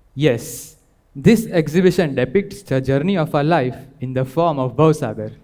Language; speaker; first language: English; non-native, local second language; Gujarati